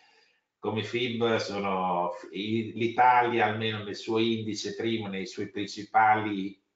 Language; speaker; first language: Italian; native; Italian